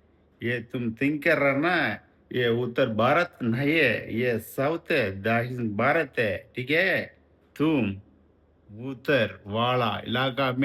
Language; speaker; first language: Hindi; non-native, local second language; Tamil